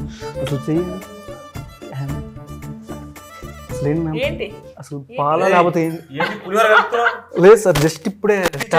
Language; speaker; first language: Telugu; native; Telugu